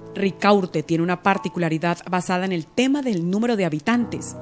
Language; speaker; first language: Spanish; native; Spanish